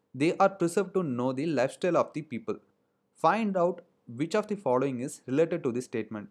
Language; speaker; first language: English; non-native, local second language; Tamil